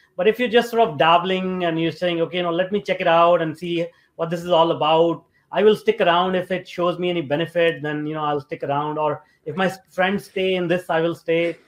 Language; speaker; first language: English; non-native, local second language; Hindi